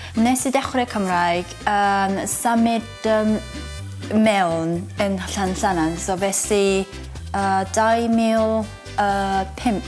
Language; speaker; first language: Welsh; non-native, learner; Japanese